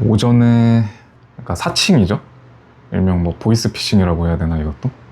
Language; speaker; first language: Korean; native; Korean